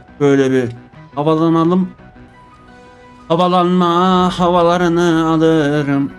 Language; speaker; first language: Turkish; native; Turkish